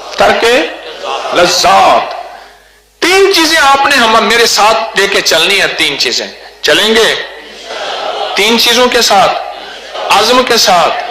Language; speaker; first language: Urdu; non-native, local second language; Punjabi